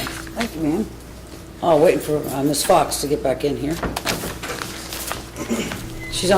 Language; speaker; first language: English; native; English